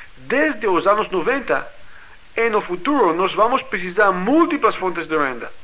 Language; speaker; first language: Portuguese; non-native, fluent; English